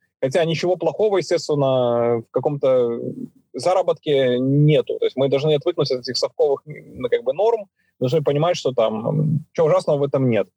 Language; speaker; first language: Russian; native; Russian